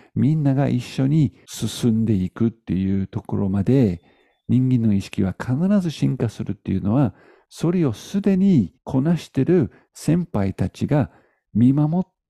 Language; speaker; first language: Japanese; non-native, fluent; English